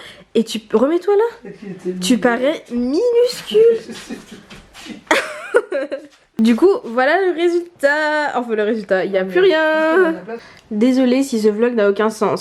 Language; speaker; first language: French; native; French